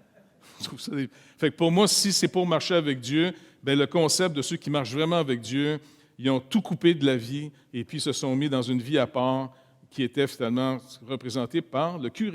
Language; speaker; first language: French; native; French